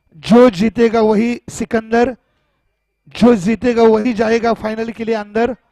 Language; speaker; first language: Hindi; non-native, local second language; Marathi